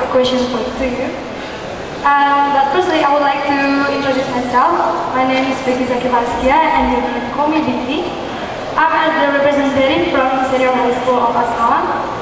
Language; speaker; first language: English; non-native, learner; Indonesian